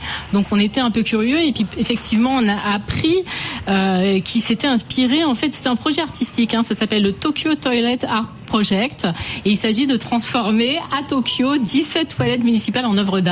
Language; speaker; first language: French; native; French